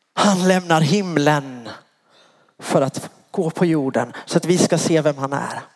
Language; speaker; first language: Swedish; native; Swedish